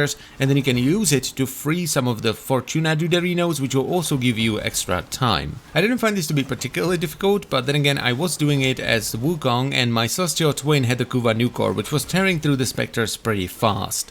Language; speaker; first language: English; non-native, fluent; Czech